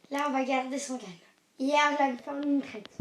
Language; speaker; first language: French; native; French